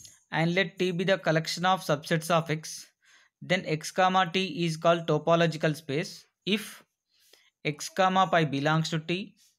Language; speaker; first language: English; non-native, local second language; Telugu